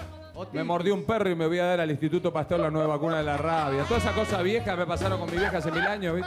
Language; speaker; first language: Spanish; native; Spanish